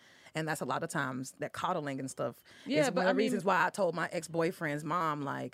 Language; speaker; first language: English; native; English